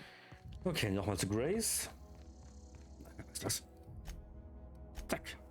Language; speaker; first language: German; native; German